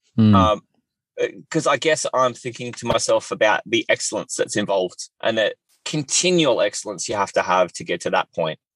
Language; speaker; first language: English; native; English